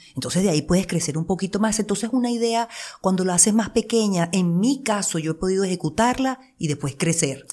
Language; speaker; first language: Spanish; native; Spanish